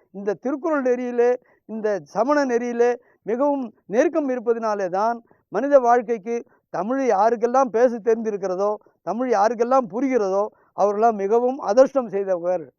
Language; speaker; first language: Tamil; non-native, local second language; Hindi